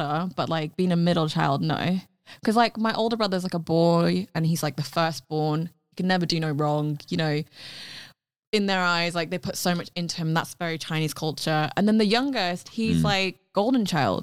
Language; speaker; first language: English; non-native, local second language; Cantonese